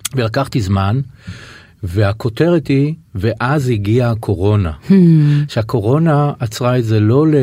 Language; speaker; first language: Hebrew; native; Hebrew